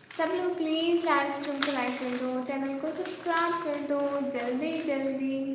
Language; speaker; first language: Urdu; non-native, local second language; Saraiki